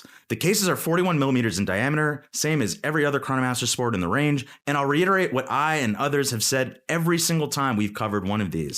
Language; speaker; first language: English; native; English